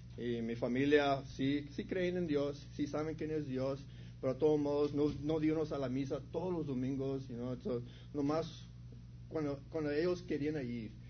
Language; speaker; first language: Spanish; early bilingual, heritage; Spanish